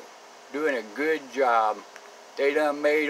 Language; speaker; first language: English; native; English